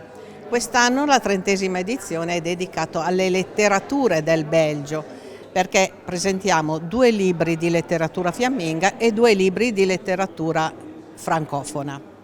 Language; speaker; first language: Italian; native; Italian